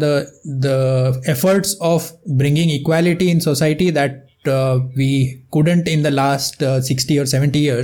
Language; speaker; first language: English; non-native, local second language; Kannada